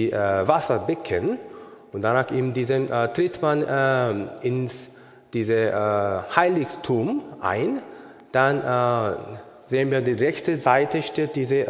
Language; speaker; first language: German; non-native, learner; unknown